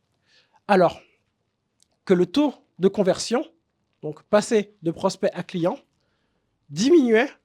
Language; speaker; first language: French; native; French